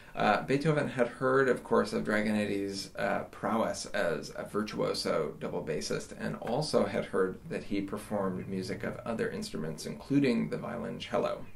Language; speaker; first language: English; native; English